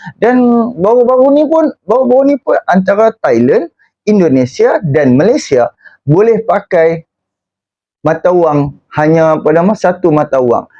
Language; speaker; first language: Malay; native; Malay